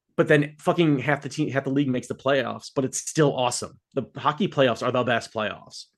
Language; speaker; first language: English; native; English